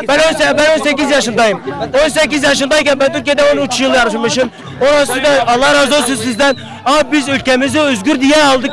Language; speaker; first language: Turkish; early bilingual, other home language; Arabic